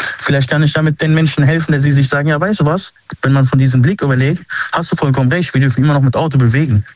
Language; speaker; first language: German; early bilingual, other home language; Arabic